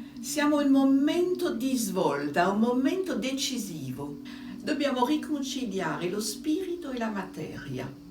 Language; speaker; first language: Italian; non-native, fluent; French